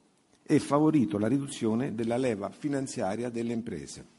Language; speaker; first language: Italian; native; Italian